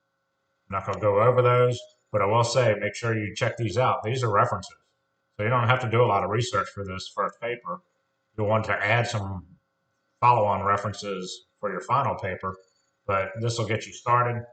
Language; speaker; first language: English; native; English